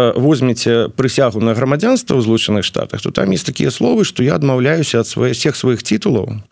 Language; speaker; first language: Belarusian; non-native, local second language; Russian